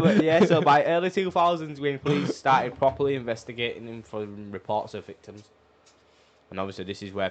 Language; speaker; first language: English; native; English